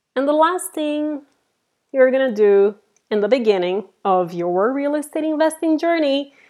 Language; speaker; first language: English; non-native, fluent; Portuguese